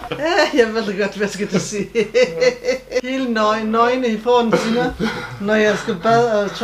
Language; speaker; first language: Danish; non-native, learner; Turkish